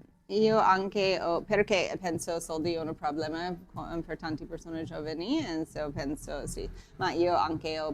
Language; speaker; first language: Italian; non-native, learner; English